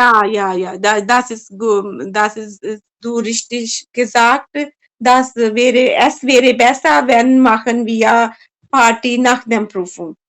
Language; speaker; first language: German; non-native, learner; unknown